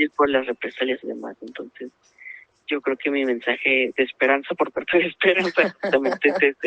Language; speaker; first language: Spanish; native; Spanish